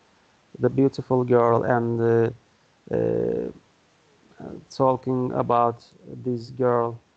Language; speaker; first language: English; non-native, learner; Turkish